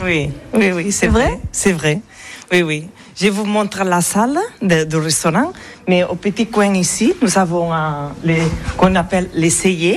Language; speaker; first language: French; non-native, learner; Catalan